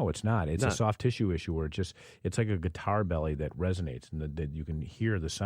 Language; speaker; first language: English; native; English